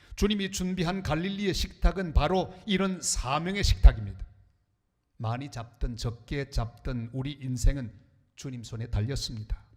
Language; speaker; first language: Korean; native; Korean